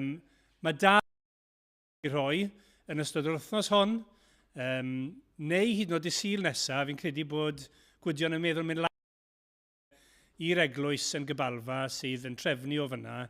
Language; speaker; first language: Welsh; native; Welsh